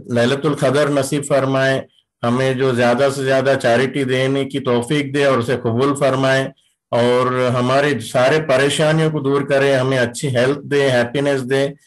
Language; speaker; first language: Urdu; native; Urdu